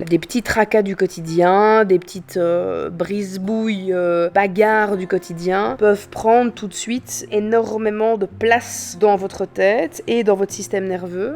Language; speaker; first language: French; native; French